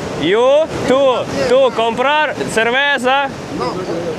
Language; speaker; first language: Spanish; non-native, learner; Ukrainian